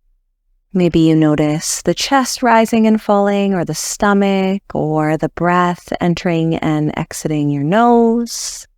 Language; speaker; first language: English; native; English